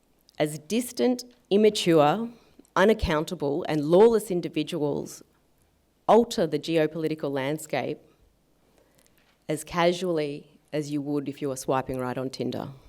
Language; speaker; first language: English; native; English